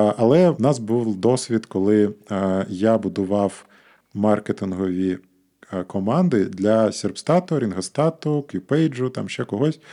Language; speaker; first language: Ukrainian; non-native, local second language; Russian